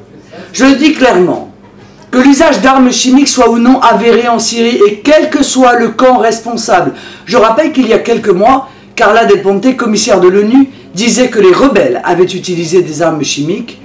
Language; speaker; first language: French; native; French